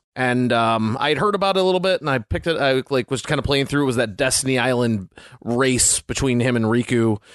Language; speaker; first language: English; native; English